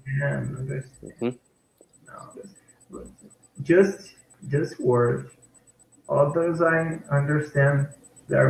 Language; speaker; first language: English; non-native, learner; Portuguese